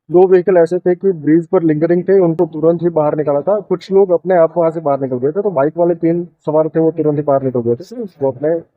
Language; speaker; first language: Hindi; non-native, local second language; Gujarati